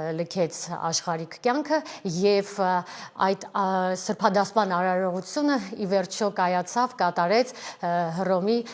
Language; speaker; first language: Armenian; native; Armenian